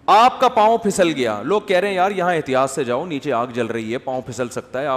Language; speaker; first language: Urdu; native; Urdu